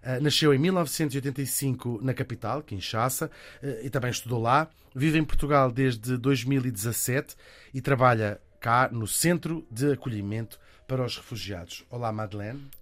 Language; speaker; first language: Portuguese; native; Portuguese